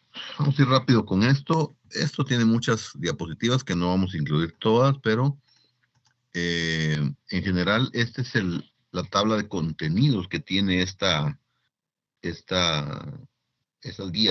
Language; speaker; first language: Spanish; native; Spanish